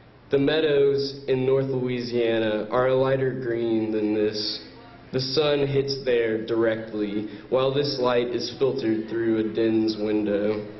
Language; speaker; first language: English; native; English